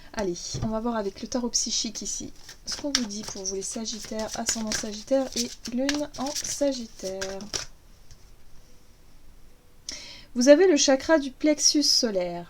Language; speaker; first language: French; native; French